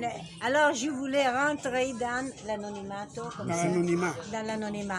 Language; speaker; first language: French; non-native, learner; Italian